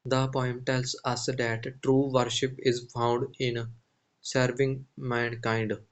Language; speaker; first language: English; non-native, local second language; Punjabi